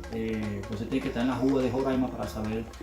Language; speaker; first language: Portuguese; non-native, learner; Spanish